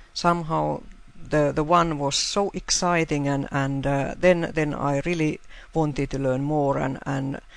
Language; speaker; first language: English; non-native, fluent; Finnish